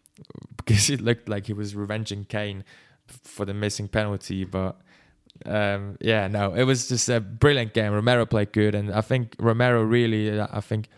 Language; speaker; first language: English; non-native, fluent; Swiss German